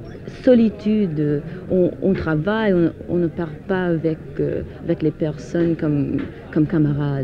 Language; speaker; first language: French; non-native, fluent; English